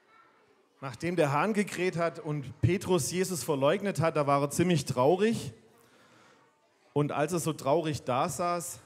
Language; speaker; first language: German; native; German